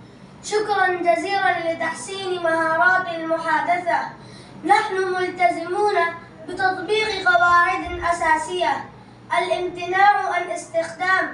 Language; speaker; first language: Arabic; non-native, learner; Urdu